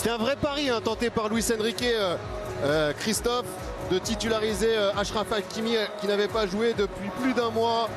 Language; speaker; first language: French; native; French